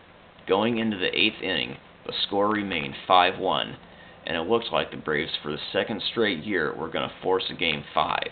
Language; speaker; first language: English; native; English